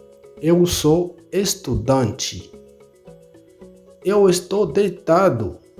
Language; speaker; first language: Portuguese; non-native, learner; Haitian Creole